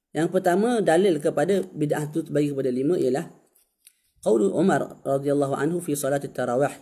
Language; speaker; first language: Malay; native; Malay